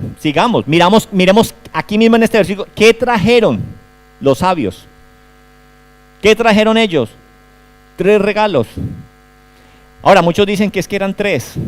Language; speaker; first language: Spanish; native; Spanish